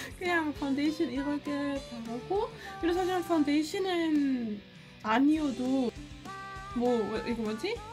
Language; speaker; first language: Korean; non-native, fluent; Dutch